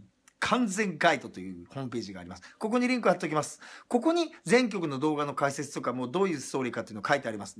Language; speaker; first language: Japanese; native; Japanese